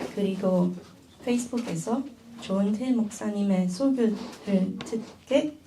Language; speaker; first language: Korean; early bilingual, other home language; Chinese